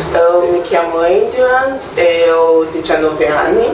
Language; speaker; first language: Italian; non-native, learner; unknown